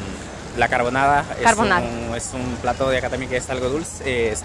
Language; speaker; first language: Spanish; native; Spanish